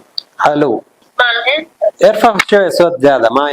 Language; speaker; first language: Arabic; non-native, learner; Telugu